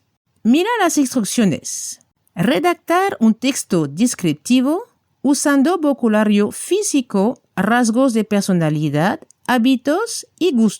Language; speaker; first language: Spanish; non-native, fluent; French